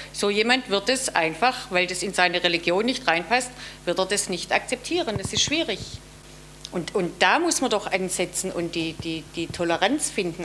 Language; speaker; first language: German; native; German